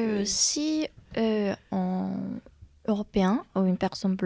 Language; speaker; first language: French; non-native, fluent; Korean